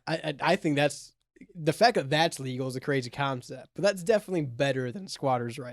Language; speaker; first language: English; native; English